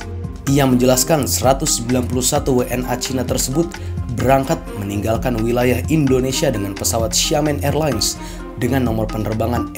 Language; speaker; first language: Indonesian; native; Indonesian